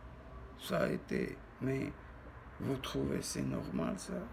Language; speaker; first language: French; non-native, learner; Armenian